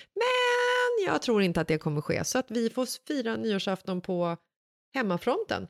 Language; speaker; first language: Swedish; native; Swedish